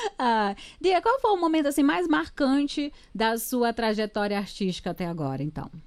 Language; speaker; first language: Portuguese; native; Portuguese